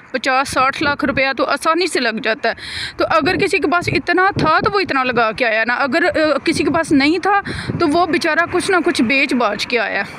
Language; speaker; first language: Urdu; non-native, local second language; Punjabi